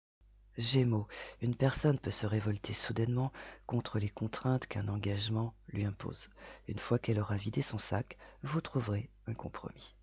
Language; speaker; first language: French; native; French